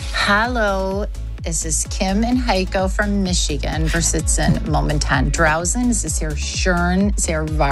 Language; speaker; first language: German; non-native, learner; English